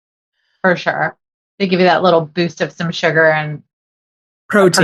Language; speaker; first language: English; native; English